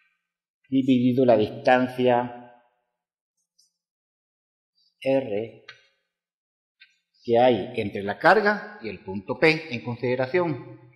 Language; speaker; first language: Spanish; native; Spanish